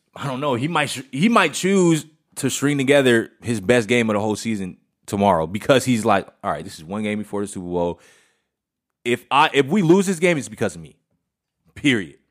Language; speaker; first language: English; native; English